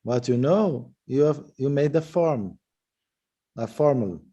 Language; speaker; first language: English; non-native, fluent; Portuguese